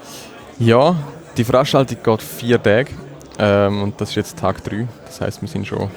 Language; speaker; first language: German; native; German